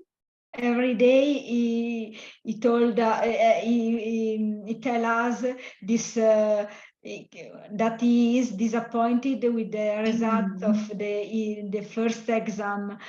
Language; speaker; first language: English; non-native, learner; Italian